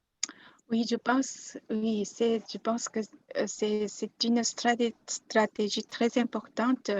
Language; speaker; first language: French; non-native, fluent; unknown